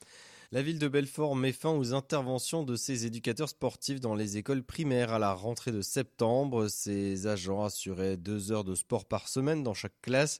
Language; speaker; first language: French; native; French